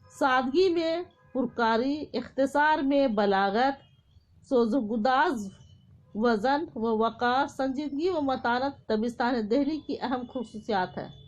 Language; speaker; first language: Urdu; native; Urdu